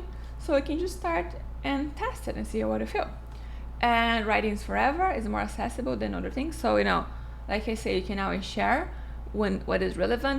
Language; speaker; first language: English; non-native, fluent; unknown